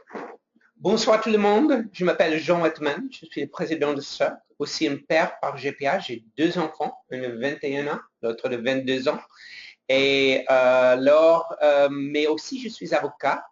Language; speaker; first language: French; non-native, fluent; English